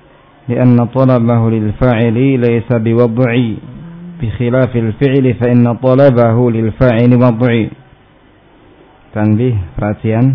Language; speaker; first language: Arabic; non-native, fluent; Indonesian